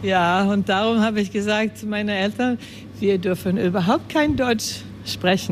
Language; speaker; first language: German; early bilingual, heritage; Swedish